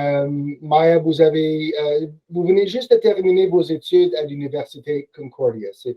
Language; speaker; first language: French; non-native, local second language; English